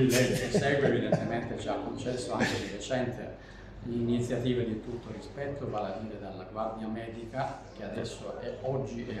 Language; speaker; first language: Italian; native; Italian